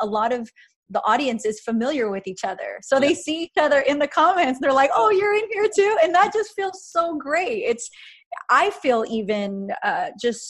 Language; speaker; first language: English; native; English